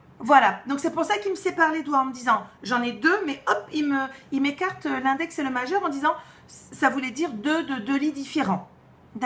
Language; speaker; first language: French; native; French